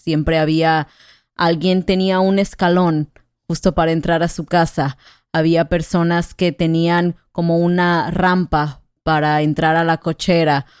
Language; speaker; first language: Spanish; native; Spanish